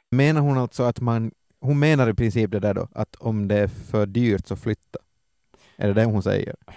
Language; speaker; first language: Swedish; native; Swedish